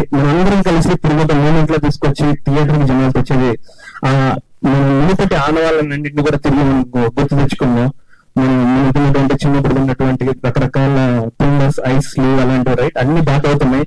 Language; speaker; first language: Telugu; native; Telugu